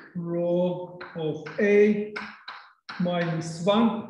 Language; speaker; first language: English; non-native, fluent; Turkish